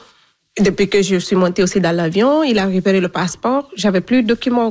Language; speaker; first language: French; non-native, local second language; Fula